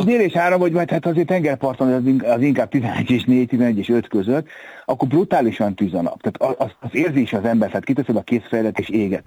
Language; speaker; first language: Hungarian; native; Hungarian